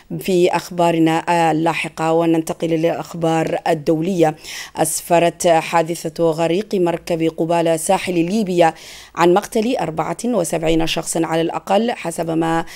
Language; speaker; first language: Arabic; non-native, local second language; Somali